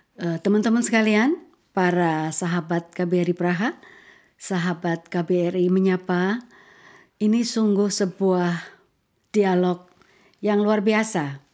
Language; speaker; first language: Indonesian; native; Indonesian